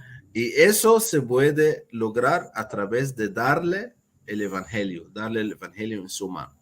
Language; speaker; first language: Spanish; non-native, fluent; Arabic